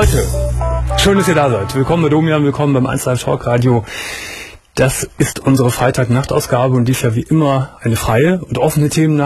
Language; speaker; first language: German; native; German